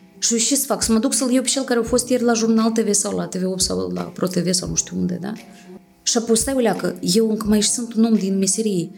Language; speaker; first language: Romanian; native; Romanian